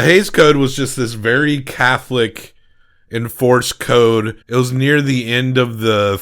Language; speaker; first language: English; native; English